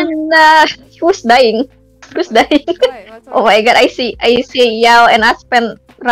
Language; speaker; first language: English; non-native, learner; Indonesian